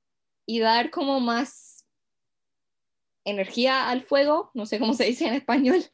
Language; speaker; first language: Spanish; non-native, fluent; English